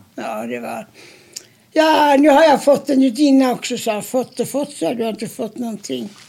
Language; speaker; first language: Swedish; early bilingual, other home language; German